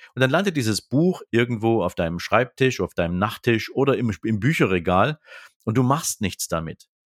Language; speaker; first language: German; native; German